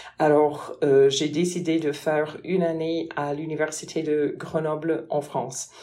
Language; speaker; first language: French; non-native, fluent; English